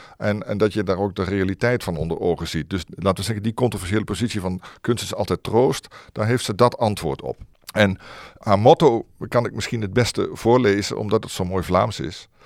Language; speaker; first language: Dutch; native; Dutch